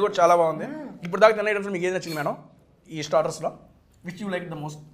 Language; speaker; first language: Telugu; native; Telugu